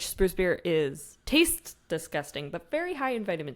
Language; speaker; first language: English; native; English